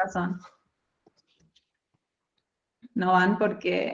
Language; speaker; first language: Spanish; native; Spanish